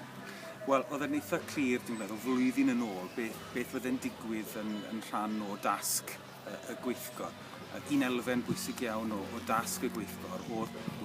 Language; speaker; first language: Welsh; native; Welsh